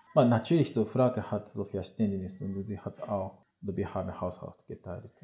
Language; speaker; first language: German; non-native, learner; Japanese